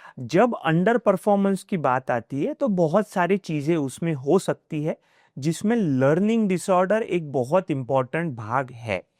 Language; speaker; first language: Hindi; non-native, local second language; Marathi